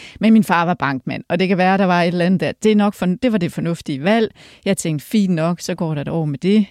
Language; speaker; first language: Danish; early bilingual, other home language; Polish